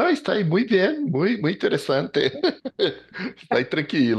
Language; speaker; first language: Spanish; non-native, learner; Portuguese